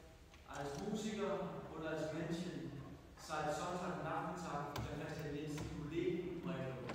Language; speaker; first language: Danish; non-native, learner; German